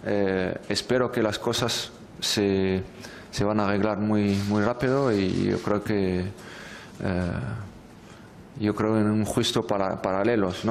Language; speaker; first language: Spanish; non-native, fluent; French